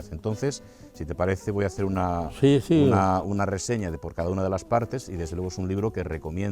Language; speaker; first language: Spanish; native; Spanish